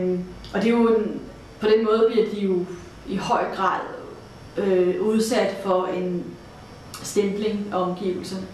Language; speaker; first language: Danish; native; Danish